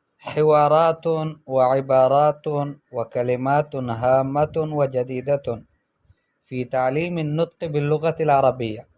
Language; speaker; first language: Arabic; non-native, fluent; Urdu